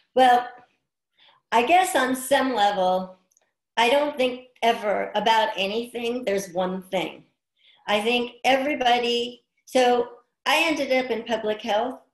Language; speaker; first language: English; native; English